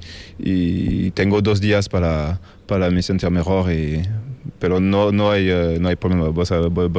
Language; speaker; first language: Spanish; non-native, learner; French